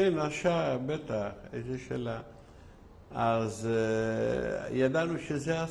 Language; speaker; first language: Hebrew; non-native, fluent; Yiddish